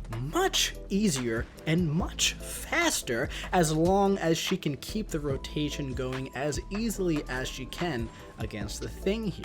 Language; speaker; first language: English; native; English